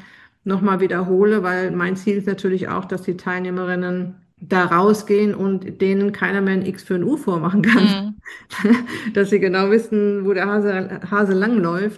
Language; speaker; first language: German; native; German